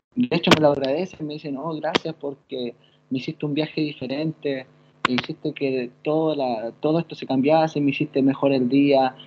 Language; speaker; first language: Spanish; native; Spanish